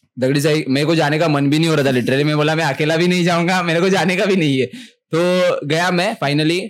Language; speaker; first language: Hindi; non-native, local second language; Marathi